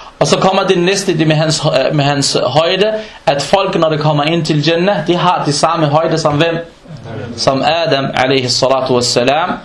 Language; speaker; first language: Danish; non-native, fluent; Arabic